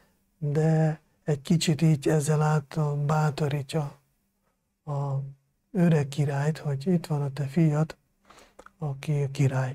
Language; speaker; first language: Hungarian; non-native, fluent; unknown